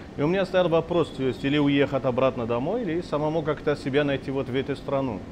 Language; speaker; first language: Russian; non-native, fluent; Arabic